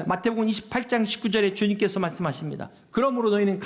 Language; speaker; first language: Korean; native; Korean